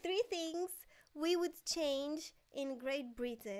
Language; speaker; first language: English; non-native, fluent; Romanian